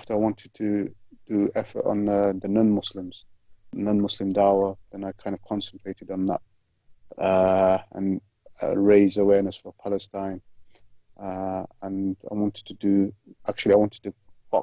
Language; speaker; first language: English; native; English